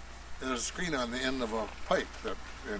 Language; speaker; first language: English; native; English